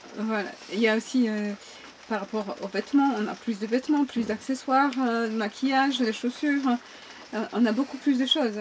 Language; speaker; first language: French; non-native, fluent; Polish